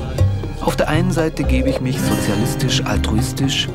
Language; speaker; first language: German; native; German